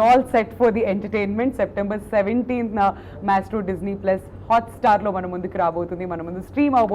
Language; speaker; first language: Telugu; native; Telugu